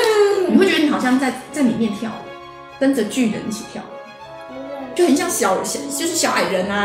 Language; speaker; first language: Chinese; native; Chinese